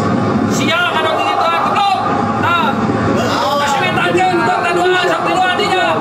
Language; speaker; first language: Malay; non-native, local second language; Sundanese